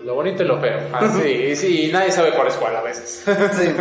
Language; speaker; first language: Spanish; native; Spanish